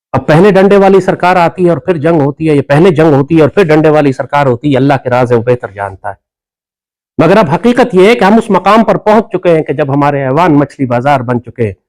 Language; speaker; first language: Urdu; native; Urdu